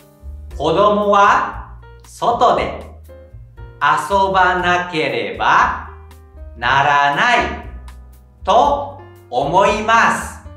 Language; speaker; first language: Japanese; non-native, fluent; Indonesian